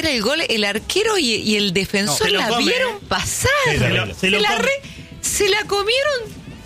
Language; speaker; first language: Spanish; native; Spanish